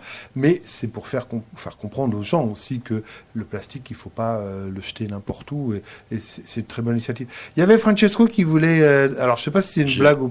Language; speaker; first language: French; native; French